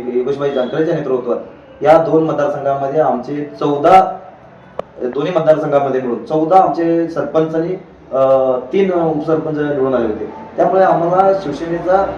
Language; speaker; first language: Marathi; native; Marathi